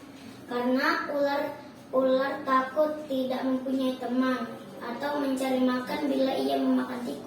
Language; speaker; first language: Indonesian; native; Indonesian